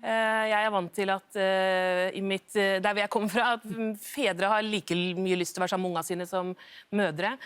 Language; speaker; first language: Norwegian; native; Norwegian